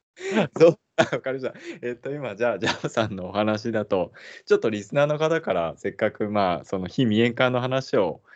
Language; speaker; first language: Japanese; native; Japanese